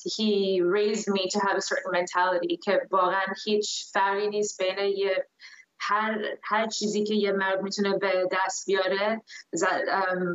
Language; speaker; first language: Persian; early bilingual, heritage; Persian